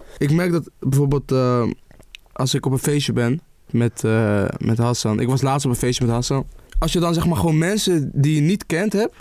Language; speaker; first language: Dutch; early bilingual, other home language; Arabic